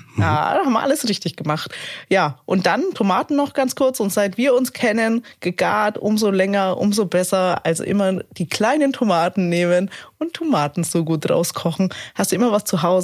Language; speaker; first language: German; native; German